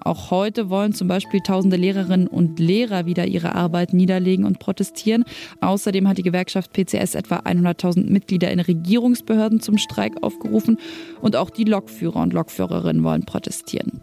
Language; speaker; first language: German; native; German